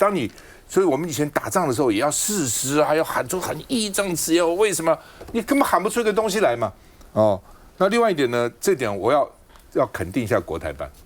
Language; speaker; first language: Chinese; native; Chinese